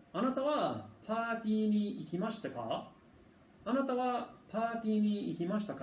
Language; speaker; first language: Japanese; non-native, fluent; English